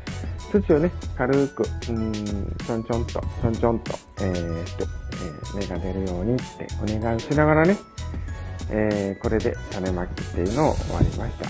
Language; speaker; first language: Japanese; native; Japanese